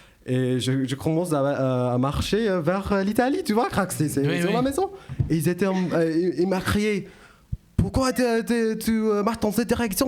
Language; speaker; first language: French; non-native, learner; English